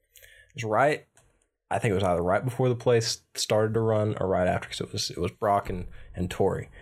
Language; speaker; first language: English; native; English